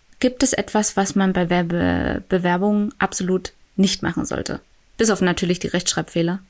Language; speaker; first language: German; native; German